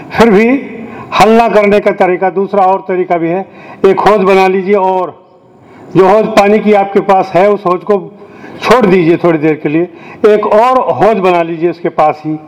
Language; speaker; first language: Hindi; native; Hindi